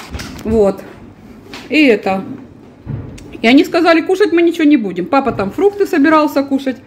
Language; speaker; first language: Russian; native; Russian